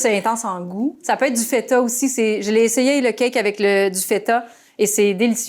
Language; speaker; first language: French; native; French